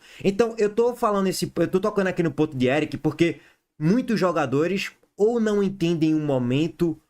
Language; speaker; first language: Portuguese; native; Portuguese